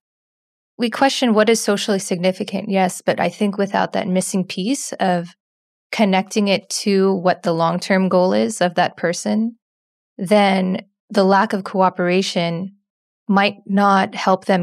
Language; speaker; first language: English; native; English